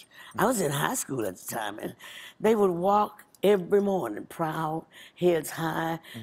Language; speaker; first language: English; native; English